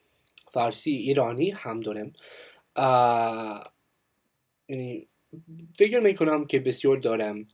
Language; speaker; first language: Persian; non-native, learner; English